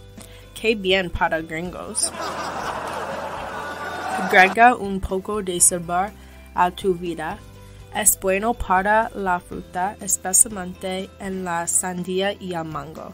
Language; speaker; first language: Spanish; non-native, learner; English